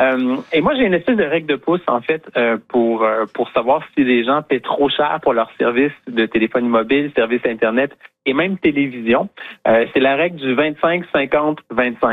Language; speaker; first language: French; native; French